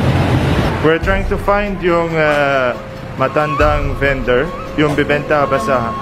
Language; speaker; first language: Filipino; non-native, learner; Arabic